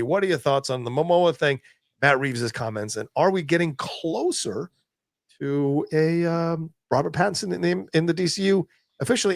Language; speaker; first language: English; native; English